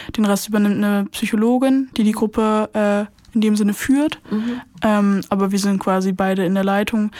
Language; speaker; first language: German; native; German